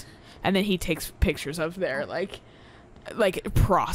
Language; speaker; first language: English; native; English